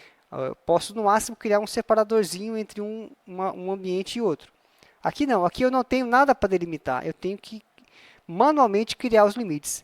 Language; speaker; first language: Portuguese; native; Portuguese